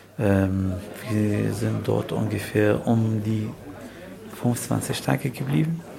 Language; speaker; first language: German; non-native, fluent; Arabic